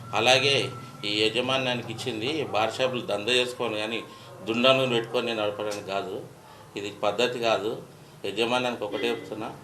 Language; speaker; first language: Telugu; native; Telugu